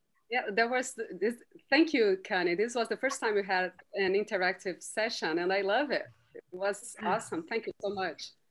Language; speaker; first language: English; non-native, fluent; Portuguese